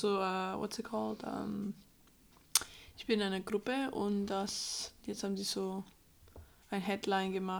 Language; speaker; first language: German; non-native, fluent; English